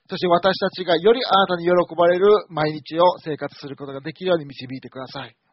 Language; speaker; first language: Japanese; native; Japanese